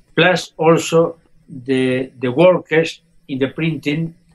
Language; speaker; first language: English; non-native, fluent; Spanish